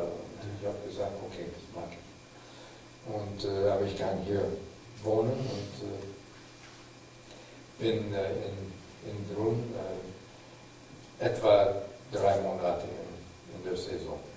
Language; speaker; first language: German; non-native, fluent; English